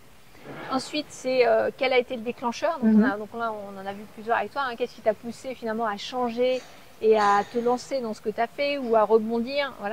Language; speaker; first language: French; native; French